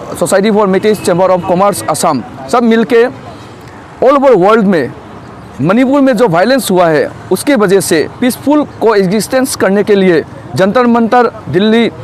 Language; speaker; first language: Hindi; non-native, local second language; Manipuri